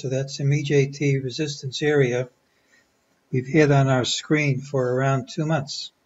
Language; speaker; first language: English; native; English